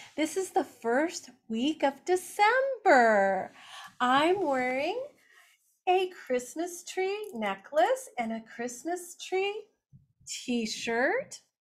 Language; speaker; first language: English; native; English